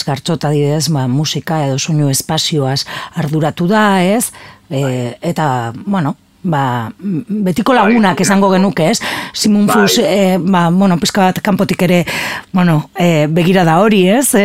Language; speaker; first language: Basque; native; Basque